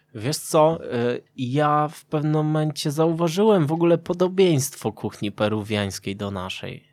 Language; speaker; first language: Polish; native; Polish